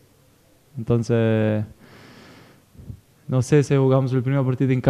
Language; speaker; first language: Spanish; non-native, fluent; Italian